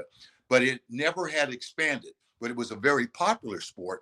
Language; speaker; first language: English; native; English